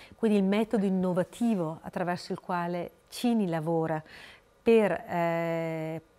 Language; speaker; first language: Italian; native; Italian